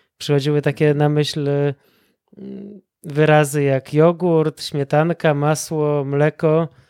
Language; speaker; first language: Polish; native; Polish